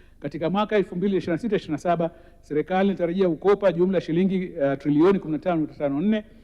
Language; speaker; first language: Swahili; native; Swahili